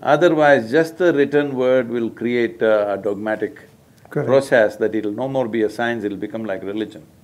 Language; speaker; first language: English; non-native, local second language; Kannada